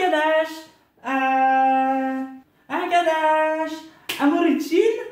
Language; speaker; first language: Turkish; non-native, learner; French